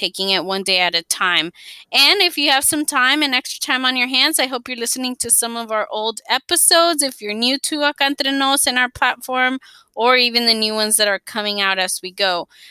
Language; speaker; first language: English; early bilingual, other home language; Spanish